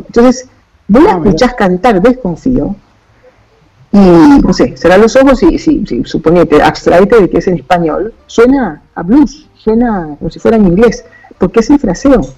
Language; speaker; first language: Spanish; native; Spanish